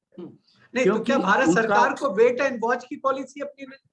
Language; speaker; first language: Hindi; native; Hindi